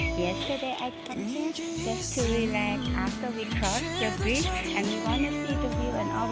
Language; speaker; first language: English; non-native, learner; Thai